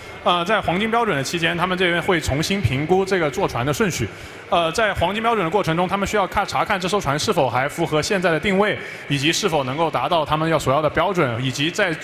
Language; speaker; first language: Chinese; native; Chinese